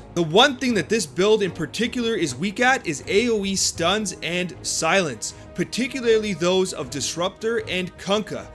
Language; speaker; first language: English; native; English